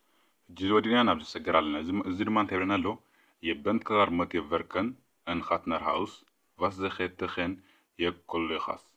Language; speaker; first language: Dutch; non-native, fluent; Tigrinya